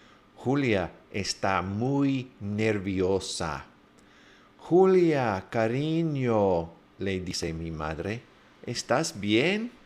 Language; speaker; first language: Spanish; non-native, fluent; English